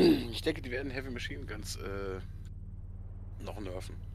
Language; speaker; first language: German; native; German